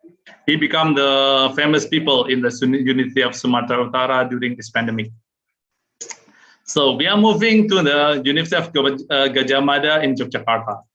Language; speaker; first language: English; non-native, learner; Indonesian